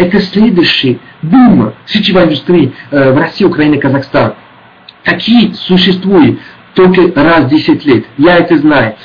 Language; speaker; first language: Russian; non-native, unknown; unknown